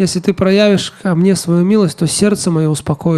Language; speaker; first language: Russian; native; Russian